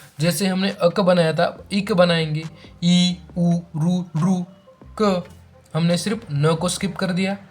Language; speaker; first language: Hindi; non-native, local second language; Marathi